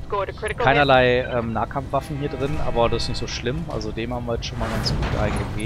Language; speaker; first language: German; native; German